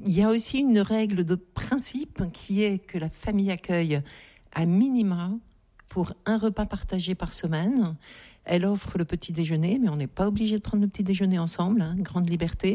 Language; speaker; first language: French; native; French